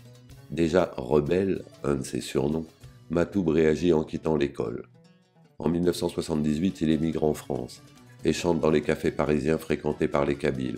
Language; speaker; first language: French; native; French